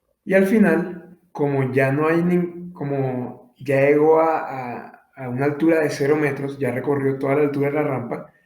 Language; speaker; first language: Spanish; native; Spanish